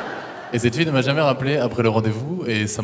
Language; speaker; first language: French; native; French